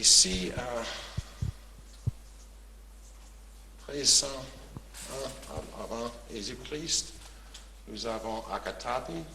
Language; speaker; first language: French; non-native, fluent; English